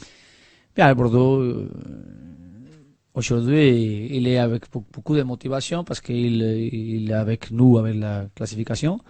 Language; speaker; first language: French; non-native, learner; Spanish